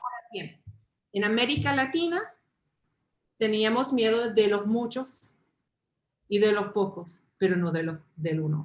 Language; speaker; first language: Spanish; early bilingual, heritage; English